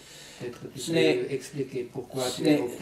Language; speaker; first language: French; non-native, learner; German